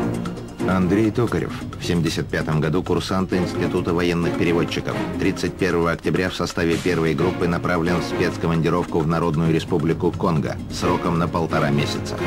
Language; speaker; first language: Russian; native; Russian